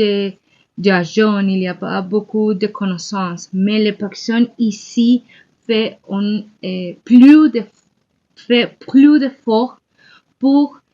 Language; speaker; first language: French; non-native, learner; Spanish